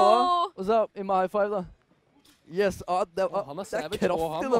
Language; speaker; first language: Norwegian; native; Norwegian